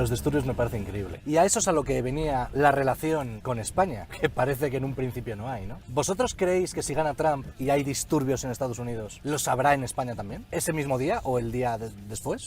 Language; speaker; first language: Spanish; native; Spanish